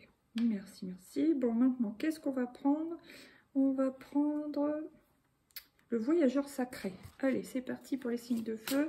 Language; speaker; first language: French; native; French